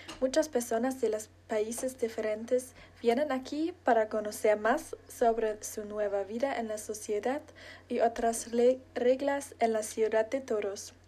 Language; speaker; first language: Spanish; non-native, learner; German